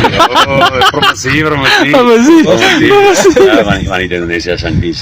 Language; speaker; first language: Indonesian; non-native, learner; Spanish